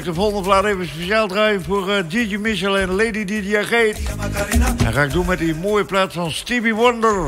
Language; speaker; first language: Dutch; native; Dutch